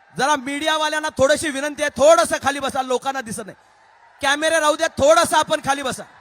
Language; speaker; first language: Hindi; non-native, local second language; Marathi